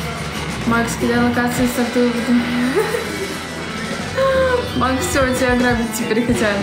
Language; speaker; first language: Russian; native; Russian